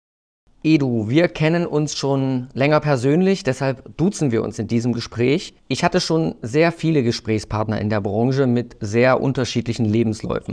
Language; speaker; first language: German; native; German